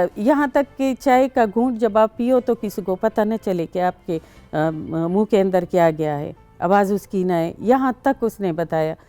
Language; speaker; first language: Urdu; non-native, local second language; Pashto